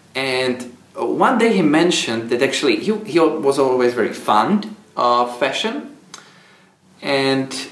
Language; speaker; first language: English; non-native, fluent; Czech